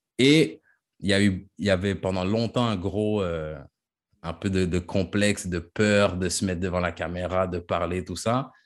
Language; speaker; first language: French; native; French